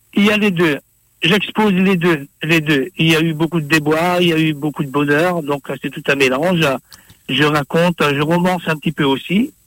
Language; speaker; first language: French; non-native, local second language; Morisyen